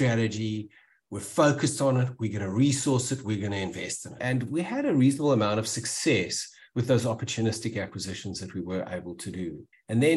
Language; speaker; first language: English; native; English